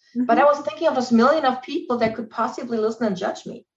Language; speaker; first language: English; non-native, fluent; German